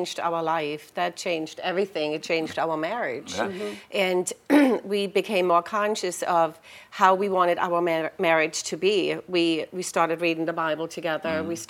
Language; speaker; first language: English; non-native, fluent; German